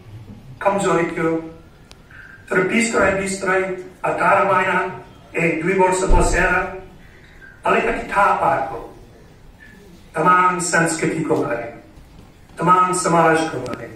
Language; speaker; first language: Nepali; non-native, learner; English